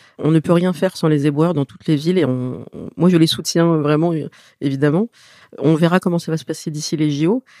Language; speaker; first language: French; native; French